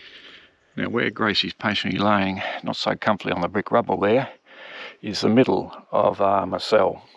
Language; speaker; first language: English; native; English